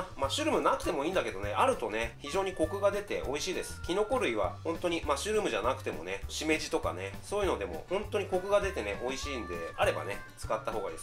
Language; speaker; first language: Japanese; native; Japanese